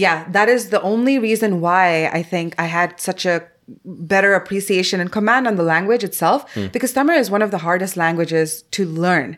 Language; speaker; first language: English; non-native, local second language; Tamil